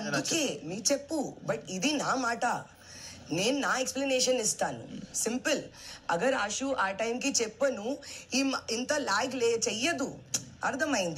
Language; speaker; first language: Telugu; non-native, learner; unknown